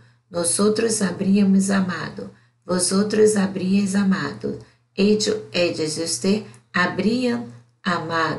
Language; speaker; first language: Spanish; non-native, learner; Portuguese